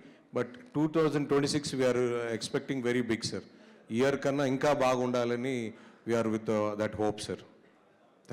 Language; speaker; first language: Telugu; native; Telugu